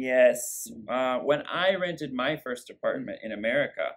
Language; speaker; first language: English; native; English